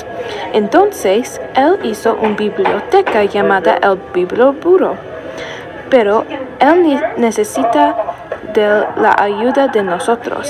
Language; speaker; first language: Spanish; non-native, learner; English